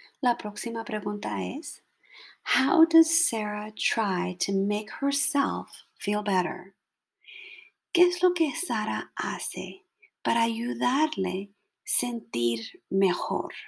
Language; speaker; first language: Spanish; non-native, fluent; English